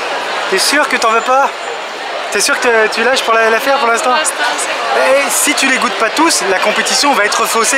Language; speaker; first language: French; native; French